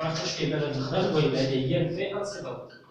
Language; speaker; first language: Arabic; native; Arabic